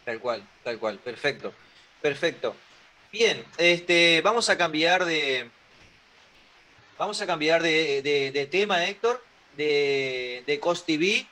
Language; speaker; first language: Spanish; native; Spanish